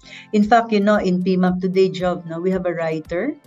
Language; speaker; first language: English; non-native, local second language; Filipino